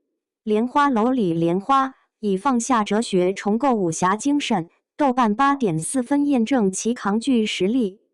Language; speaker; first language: Chinese; native; Chinese